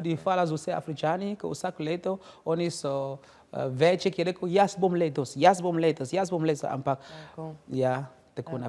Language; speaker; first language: Slovenian; non-native, learner; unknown